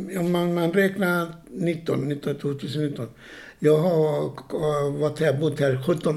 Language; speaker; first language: Swedish; non-native, fluent; Arabic